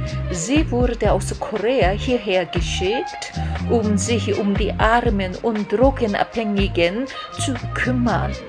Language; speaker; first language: German; non-native, fluent; Korean